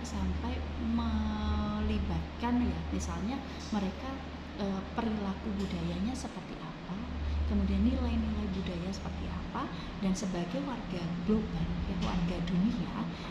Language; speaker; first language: Indonesian; native; Indonesian